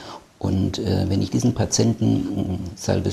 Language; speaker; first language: German; native; German